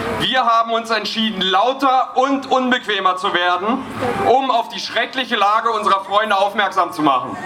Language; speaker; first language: German; native; German